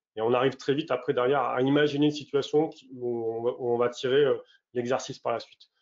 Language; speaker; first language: French; native; French